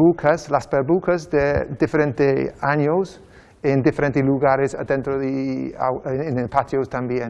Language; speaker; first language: Spanish; non-native, learner; English